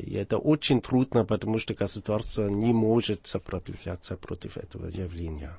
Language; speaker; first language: Russian; non-native, fluent; German